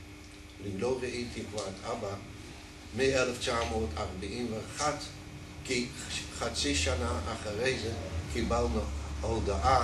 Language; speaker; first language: Hebrew; non-native, fluent; Dutch